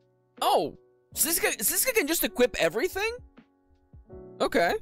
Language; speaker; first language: English; native; English